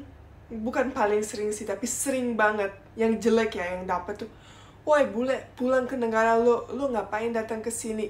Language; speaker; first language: Indonesian; non-native, fluent; Bosnian